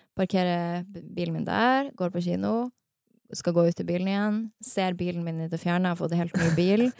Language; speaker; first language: Norwegian; native; Norwegian